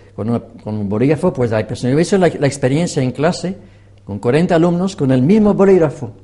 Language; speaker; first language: Spanish; non-native, fluent; French